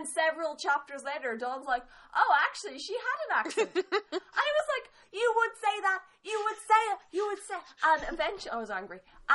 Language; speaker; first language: English; native; English